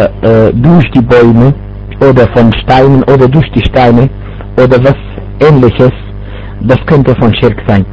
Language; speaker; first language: German; non-native, fluent; Arabic